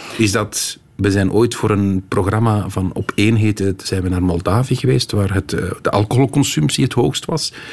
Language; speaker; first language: Dutch; native; Dutch